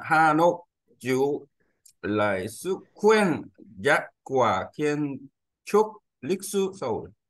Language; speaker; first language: Vietnamese; non-native, learner; Korean